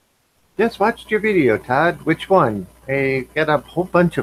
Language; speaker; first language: English; native; English